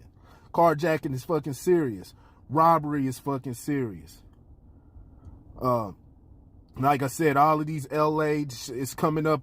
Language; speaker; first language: English; native; English